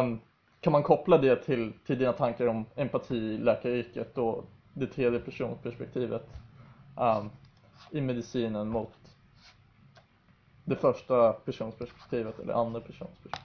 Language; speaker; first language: Swedish; native; Swedish